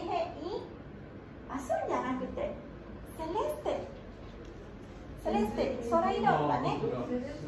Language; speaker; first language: Spanish; non-native, fluent; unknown